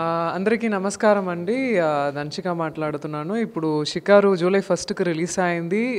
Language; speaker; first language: Telugu; non-native, fluent; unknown